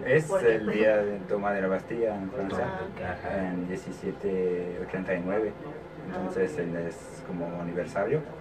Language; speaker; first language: Spanish; non-native, learner; French